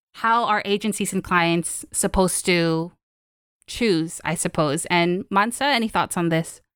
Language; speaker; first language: English; non-native, local second language; Filipino